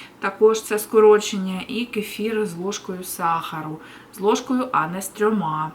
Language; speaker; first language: Ukrainian; native; Ukrainian